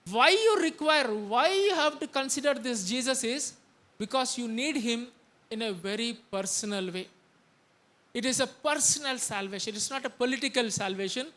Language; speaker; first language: English; non-native, local second language; Telugu